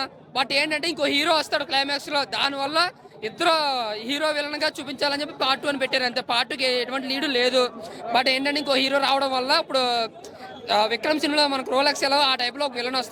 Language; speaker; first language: Telugu; native; Telugu